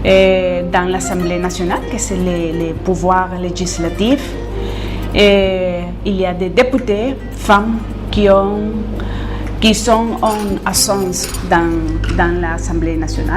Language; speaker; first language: French; non-native, fluent; Spanish